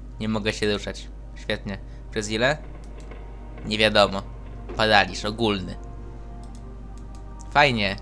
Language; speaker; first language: Polish; native; Polish